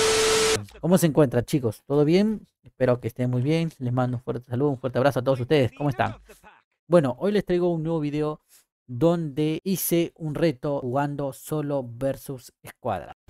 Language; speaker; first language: Spanish; native; Spanish